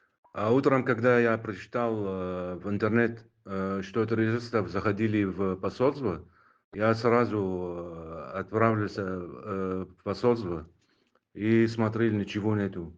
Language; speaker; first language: Russian; non-native, learner; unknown